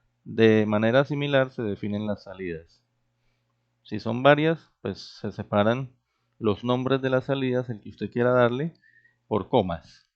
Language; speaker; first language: Spanish; native; Spanish